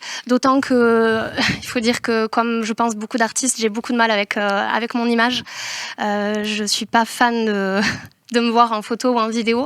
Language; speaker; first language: French; native; French